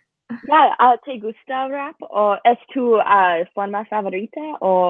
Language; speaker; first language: Spanish; non-native, learner; English